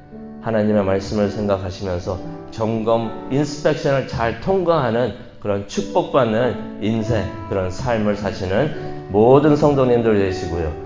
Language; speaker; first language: Korean; native; Korean